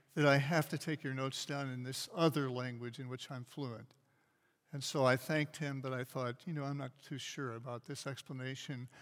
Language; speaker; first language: English; native; English